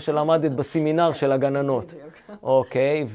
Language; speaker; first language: Hebrew; native; Hebrew